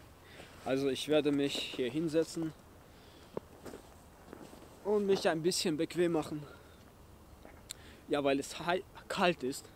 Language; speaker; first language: German; early bilingual, other home language; Chechen